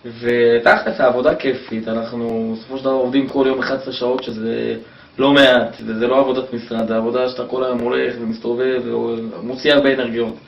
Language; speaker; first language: Hebrew; native; Hebrew